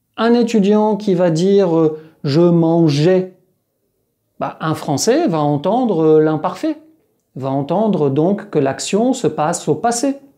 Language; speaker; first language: French; native; French